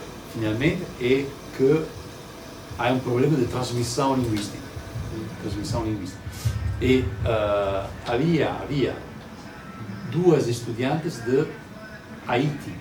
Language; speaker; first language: Portuguese; non-native, learner; Italian